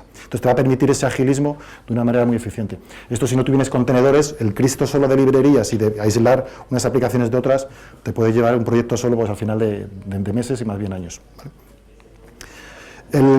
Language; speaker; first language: Spanish; native; Spanish